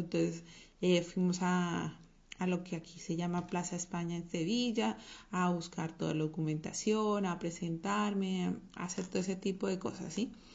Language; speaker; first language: Spanish; native; Spanish